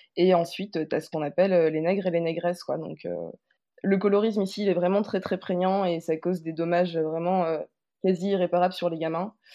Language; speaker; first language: French; native; French